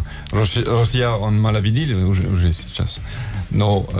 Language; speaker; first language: Russian; non-native, learner; French